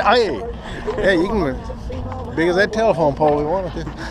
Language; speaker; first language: English; native; English